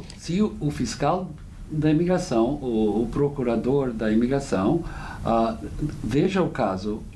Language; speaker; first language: Portuguese; non-native, fluent; English